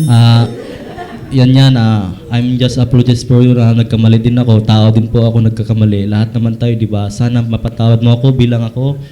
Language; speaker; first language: Filipino; non-native, local second language; Cebuano